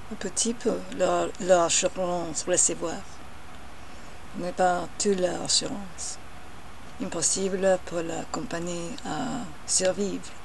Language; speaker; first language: French; non-native, learner; English